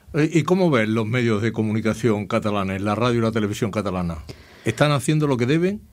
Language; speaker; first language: Spanish; native; Spanish